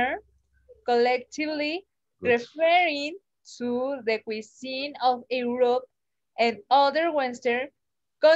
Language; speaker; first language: English; non-native, learner; Spanish